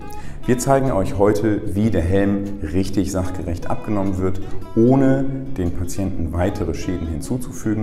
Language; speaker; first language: German; native; German